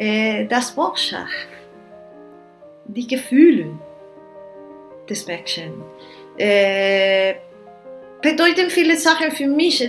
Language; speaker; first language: German; non-native, learner; Spanish